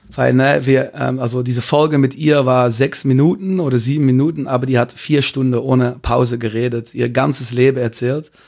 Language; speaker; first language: German; non-native, fluent; Dutch